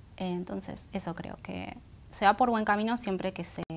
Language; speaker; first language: Spanish; non-native, local second language; Guarani